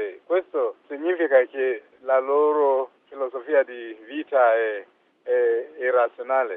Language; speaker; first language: Italian; non-native, fluent; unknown